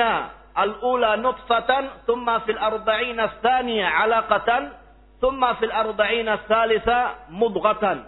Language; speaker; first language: Arabic; non-native, fluent; Indonesian